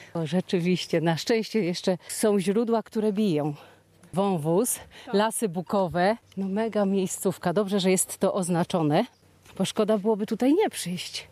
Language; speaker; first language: Polish; native; Polish